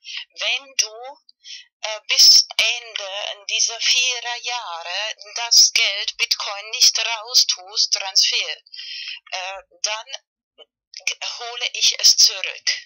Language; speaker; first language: German; non-native, fluent; Spanish